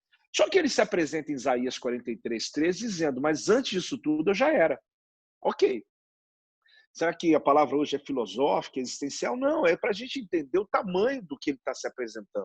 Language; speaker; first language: Portuguese; native; Portuguese